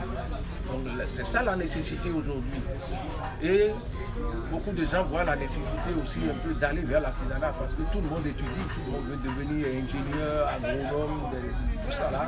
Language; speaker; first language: French; non-native, local second language; Fon